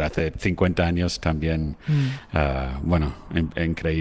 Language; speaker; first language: Spanish; non-native, fluent; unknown